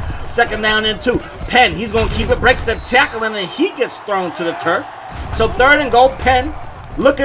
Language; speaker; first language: English; native; English